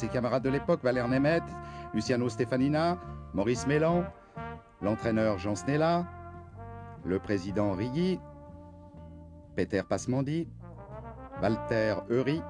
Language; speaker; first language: French; native; French